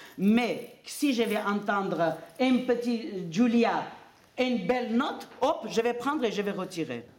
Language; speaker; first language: French; non-native, fluent; Armenian